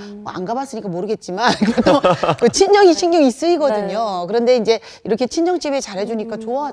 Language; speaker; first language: Korean; native; Korean